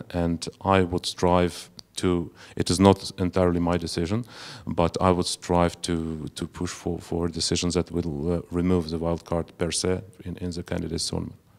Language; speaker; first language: English; non-native, fluent; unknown